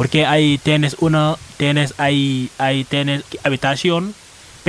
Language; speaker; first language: Spanish; non-native, learner; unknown